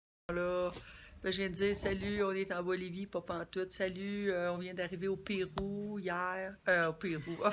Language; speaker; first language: French; native; French